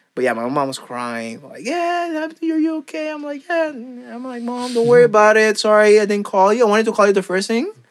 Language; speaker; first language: English; non-native, fluent; Papiamento